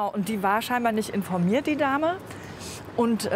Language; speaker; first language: German; native; German